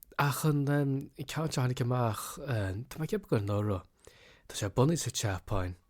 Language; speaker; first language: Irish; native; Irish